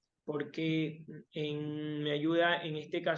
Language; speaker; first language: Spanish; native; Spanish